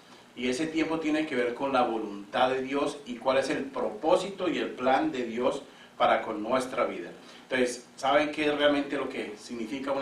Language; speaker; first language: Spanish; native; Spanish